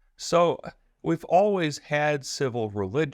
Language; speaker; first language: English; native; English